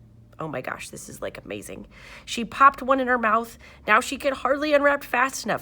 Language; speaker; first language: English; native; English